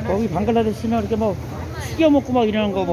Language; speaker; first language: Korean; native; Korean